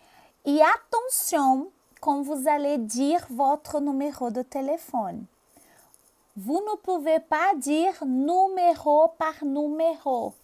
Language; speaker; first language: French; non-native, fluent; Portuguese